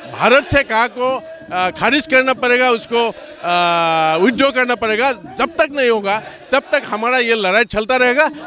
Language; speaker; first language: Hindi; non-native, local second language; Kok Borok